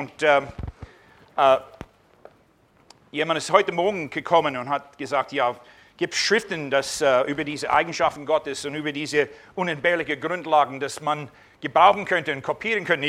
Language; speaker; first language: German; non-native, fluent; English